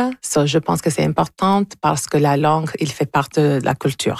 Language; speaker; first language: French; non-native, local second language; English